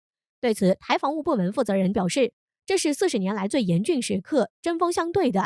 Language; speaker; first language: Chinese; native; Chinese